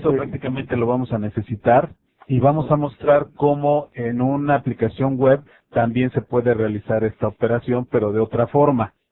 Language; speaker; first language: Spanish; native; Spanish